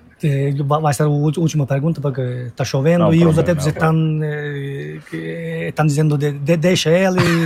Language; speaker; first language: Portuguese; non-native, fluent; Turkish